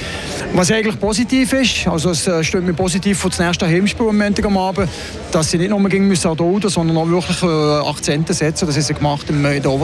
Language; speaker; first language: German; native; German